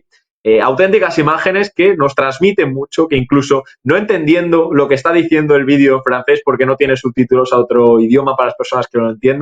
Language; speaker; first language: Spanish; native; Spanish